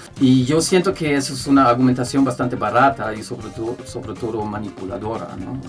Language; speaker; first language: Spanish; non-native, fluent; German